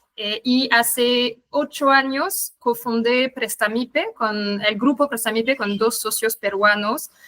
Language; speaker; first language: Spanish; non-native, fluent; French